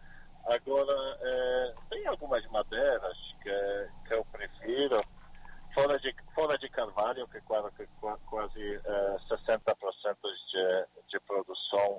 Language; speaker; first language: Portuguese; non-native, learner; Polish